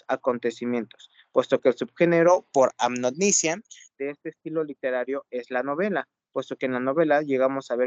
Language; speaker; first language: Spanish; native; Spanish